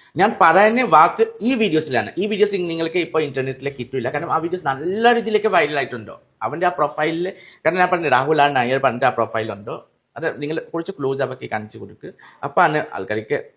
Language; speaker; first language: Malayalam; non-native, fluent; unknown